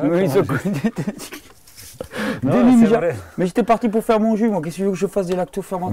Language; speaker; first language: French; native; French